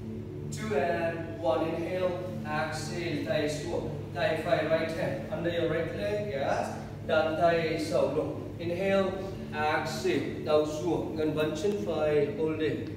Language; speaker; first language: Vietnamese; non-native, learner; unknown